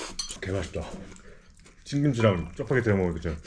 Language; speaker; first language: Korean; native; Korean